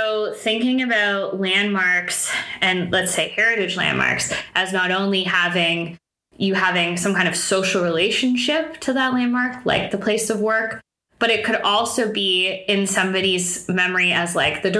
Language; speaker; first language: English; native; English